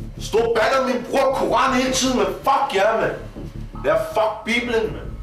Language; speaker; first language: Danish; early bilingual, other home language; Turkish